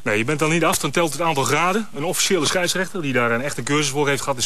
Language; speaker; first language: Dutch; native; Dutch